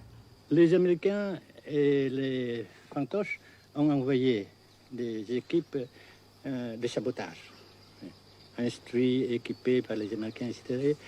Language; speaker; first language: French; non-native, fluent; Vietnamese